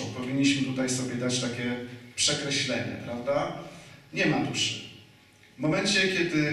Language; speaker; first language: Polish; native; Polish